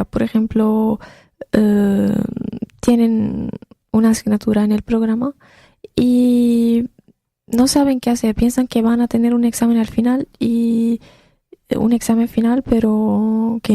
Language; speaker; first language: Spanish; non-native, fluent; Arabic